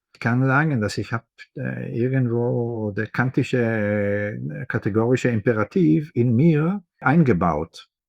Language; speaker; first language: German; non-native, fluent; Hebrew